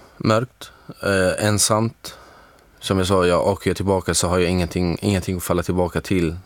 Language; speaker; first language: Swedish; non-native, fluent; Arabic